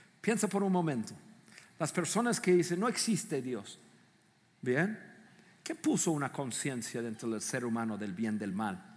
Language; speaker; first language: Spanish; non-native, fluent; English